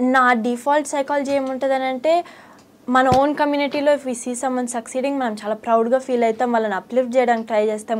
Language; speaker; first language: Telugu; early bilingual, heritage; Telugu